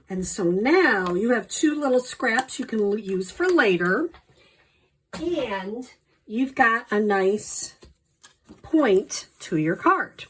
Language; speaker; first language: English; native; English